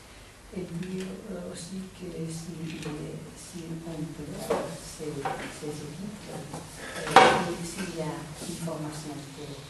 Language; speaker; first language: French; non-native, fluent; Spanish